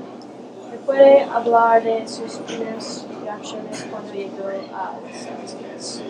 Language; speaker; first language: Spanish; non-native, learner; English